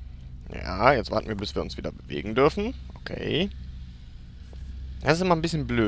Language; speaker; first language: German; native; German